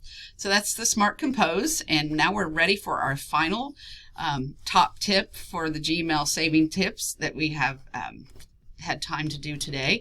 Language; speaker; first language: English; native; English